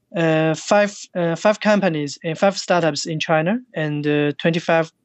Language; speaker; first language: English; non-native, fluent; Chinese